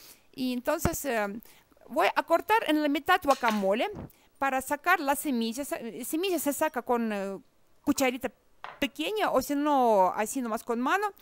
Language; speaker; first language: Spanish; non-native, fluent; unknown